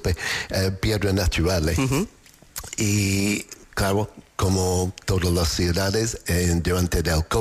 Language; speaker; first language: Spanish; non-native, learner; English